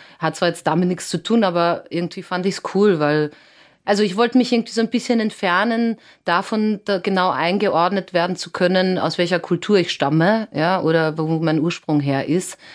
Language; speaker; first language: German; early bilingual, other home language; Serbian